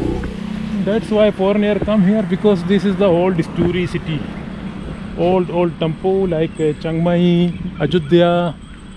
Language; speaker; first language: English; non-native, learner; Urdu